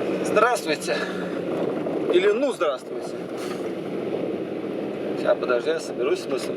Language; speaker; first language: Russian; native; Russian